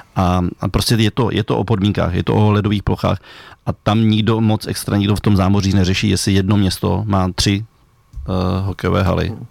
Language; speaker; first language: Czech; native; Czech